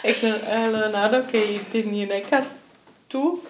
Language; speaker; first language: Greek; non-native, learner; German